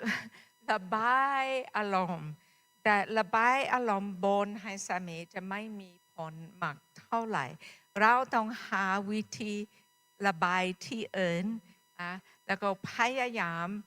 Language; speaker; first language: Thai; non-native, fluent; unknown